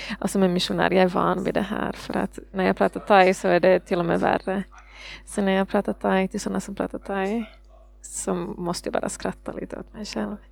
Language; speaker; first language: Swedish; non-native, fluent; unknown